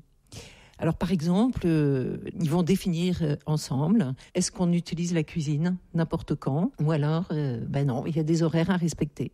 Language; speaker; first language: French; native; French